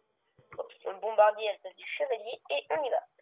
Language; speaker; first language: French; native; French